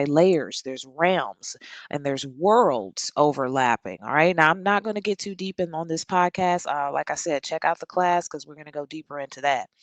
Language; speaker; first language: English; native; English